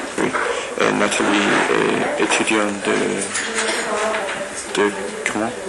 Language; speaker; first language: French; non-native, learner; English